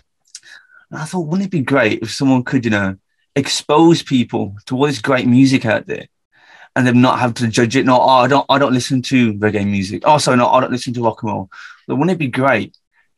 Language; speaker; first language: English; native; English